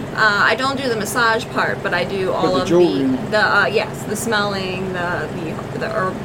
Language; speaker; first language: English; native; English